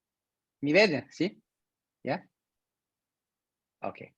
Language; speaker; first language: Spanish; non-native, learner; French